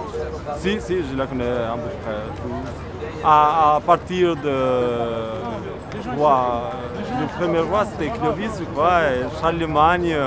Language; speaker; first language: French; non-native, fluent; Albanian